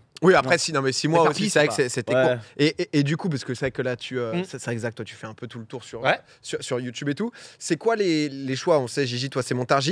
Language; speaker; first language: French; native; French